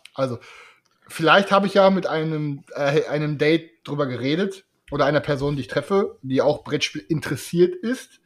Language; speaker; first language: German; native; German